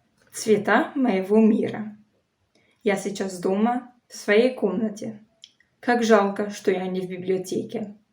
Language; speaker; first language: Russian; non-native, learner; Slovenian